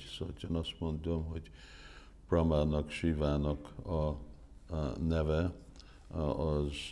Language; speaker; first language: Hungarian; early bilingual, heritage; Hungarian